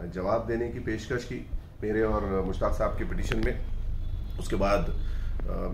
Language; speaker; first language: Hindi; non-native, local second language; Urdu